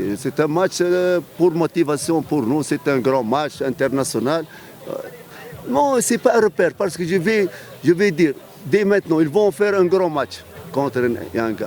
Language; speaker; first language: French; non-native, local second language; Arabic